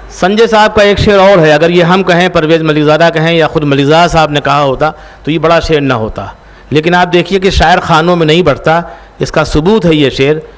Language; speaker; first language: Urdu; native; Urdu